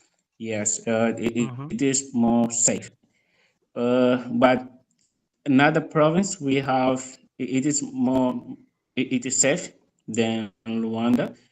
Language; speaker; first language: English; non-native, fluent; Portuguese